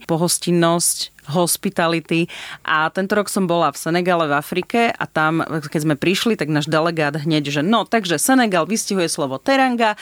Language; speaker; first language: Slovak; native; Slovak